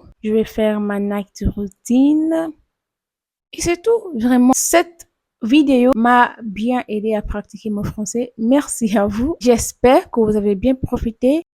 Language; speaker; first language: French; non-native, learner; English